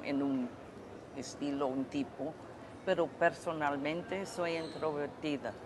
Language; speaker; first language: Spanish; non-native, fluent; English